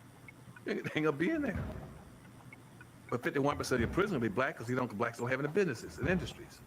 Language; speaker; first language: English; native; English